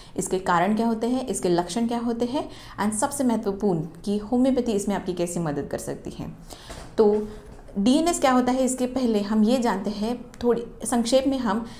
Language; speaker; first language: Hindi; non-native, local second language; Marathi